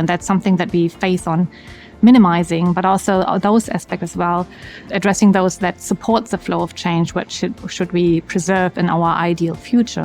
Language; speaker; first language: English; non-native, fluent; German